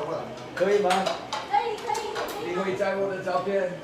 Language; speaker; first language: Chinese; non-native, learner; English